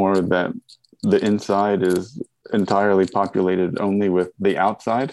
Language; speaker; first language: English; native; English